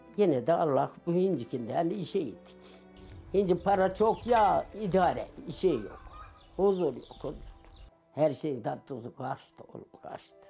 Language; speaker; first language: Turkish; native; Turkish